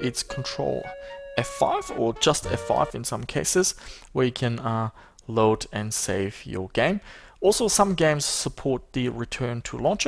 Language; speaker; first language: English; native; English